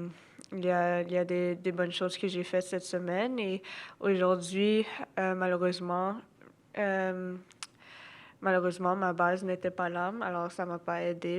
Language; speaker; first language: French; non-native, local second language; English